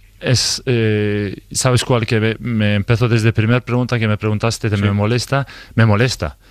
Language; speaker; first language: Spanish; non-native, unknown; Albanian